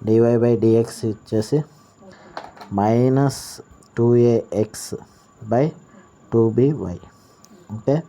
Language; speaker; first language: English; non-native, local second language; Telugu